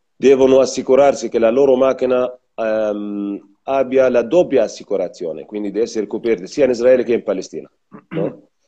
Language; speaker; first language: Italian; non-native, fluent; Arabic